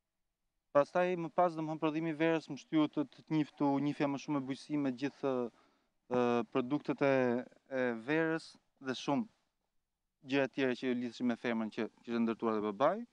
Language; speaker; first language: Albanian; native; Albanian